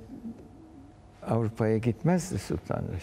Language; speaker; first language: Turkish; early bilingual, heritage; Turkish